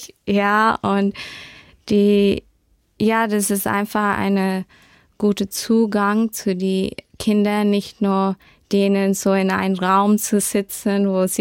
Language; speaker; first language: German; early bilingual, heritage; German